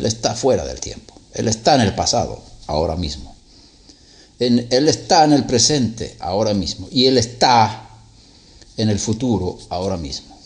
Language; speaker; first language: Spanish; non-native, fluent; Swedish